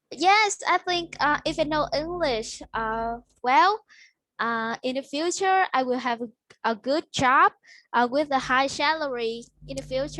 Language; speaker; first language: English; non-native, learner; Vietnamese